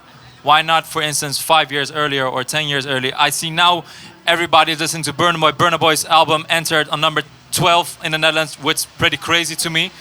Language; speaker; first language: English; non-native, fluent; Dutch